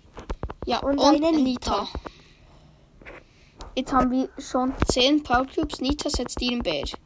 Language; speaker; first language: German; native; German